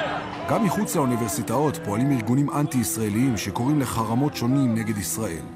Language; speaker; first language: Hebrew; native; Hebrew